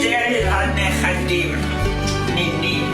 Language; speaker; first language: Hebrew; non-native, fluent; German